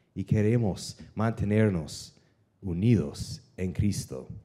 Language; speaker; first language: Spanish; non-native, learner; English